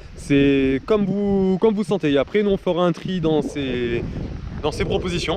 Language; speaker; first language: French; native; French